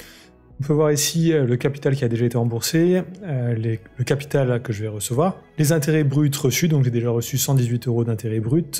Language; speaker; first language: French; native; French